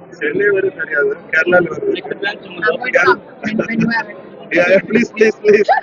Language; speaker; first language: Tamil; non-native, learner; Malayalam